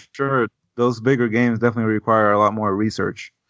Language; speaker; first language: English; non-native, fluent; Spanish